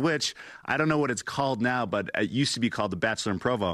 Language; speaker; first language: English; native; English